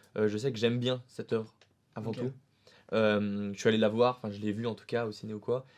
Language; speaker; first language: French; native; French